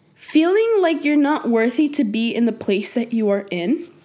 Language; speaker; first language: English; early bilingual, other home language; Spanish